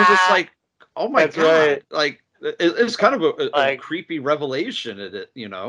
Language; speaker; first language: English; native; English